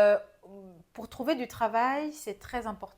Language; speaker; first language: French; non-native, local second language; Bambara